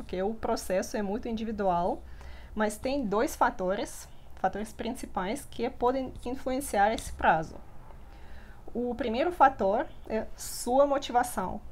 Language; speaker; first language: Portuguese; non-native, fluent; Russian